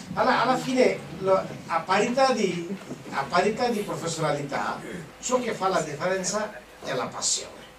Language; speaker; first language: Italian; non-native, fluent; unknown